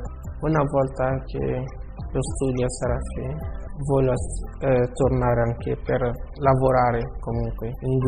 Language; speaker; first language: Italian; non-native, learner; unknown